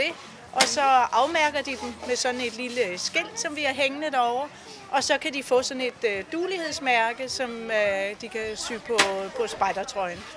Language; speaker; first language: Danish; native; Danish